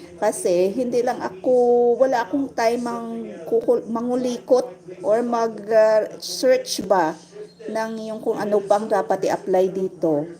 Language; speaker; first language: Filipino; non-native, local second language; Hiligaynon